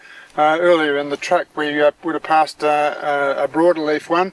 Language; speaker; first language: English; native; English